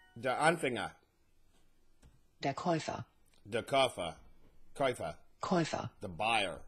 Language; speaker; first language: German; non-native, learner; English